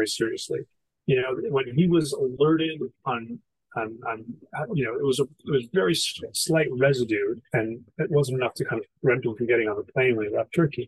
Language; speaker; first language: English; native; English